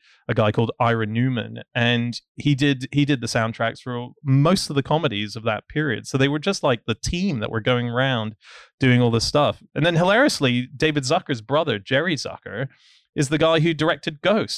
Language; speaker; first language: English; native; English